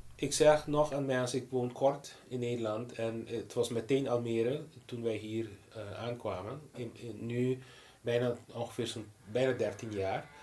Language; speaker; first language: Dutch; non-native, local second language; Papiamento